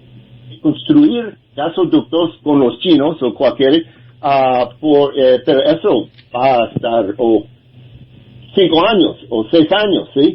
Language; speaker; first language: Spanish; non-native, learner; English